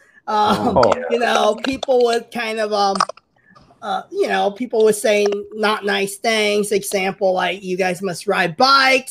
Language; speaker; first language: English; early bilingual, other home language; Cantonese